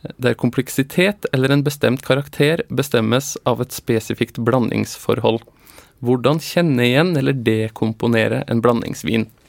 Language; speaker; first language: Norwegian; native; Norwegian